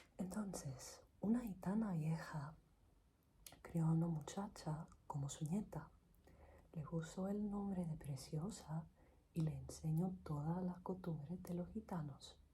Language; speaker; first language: Spanish; non-native, learner; Greek